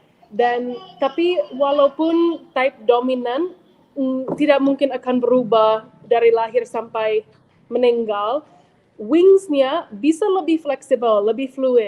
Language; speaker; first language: Indonesian; non-native, fluent; English